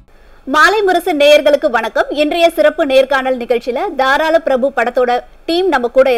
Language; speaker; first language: Tamil; native; Tamil